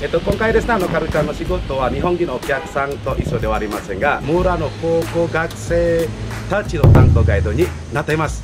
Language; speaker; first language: Japanese; non-native, learner; Indonesian